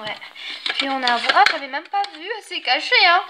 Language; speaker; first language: French; native; French